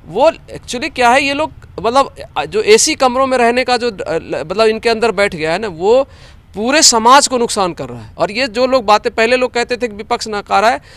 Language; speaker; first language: Hindi; native; Hindi